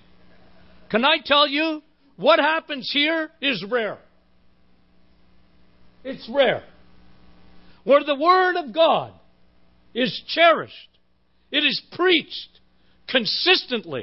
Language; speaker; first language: English; native; English